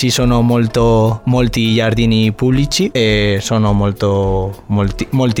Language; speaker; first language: Italian; non-native, learner; Spanish